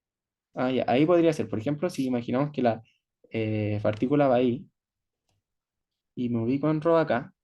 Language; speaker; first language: Spanish; native; Spanish